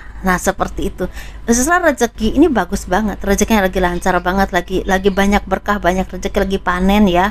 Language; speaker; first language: Indonesian; native; Indonesian